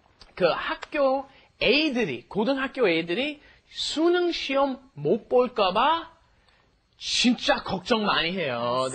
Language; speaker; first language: Korean; non-native, fluent; English